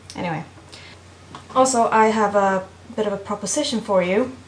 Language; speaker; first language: English; non-native, fluent; Swedish